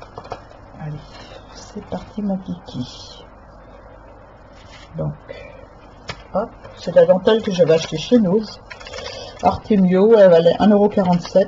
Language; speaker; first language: French; native; French